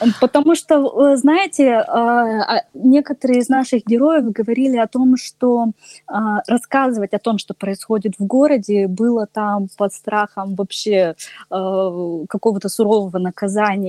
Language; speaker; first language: Russian; native; Russian